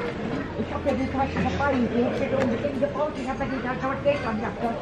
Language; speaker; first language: German; native; German